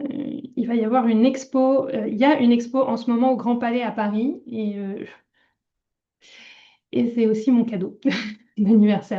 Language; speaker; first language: French; native; French